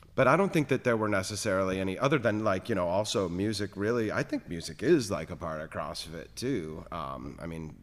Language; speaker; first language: English; native; English